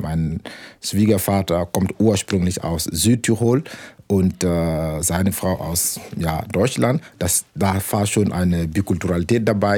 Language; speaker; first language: German; non-native, fluent; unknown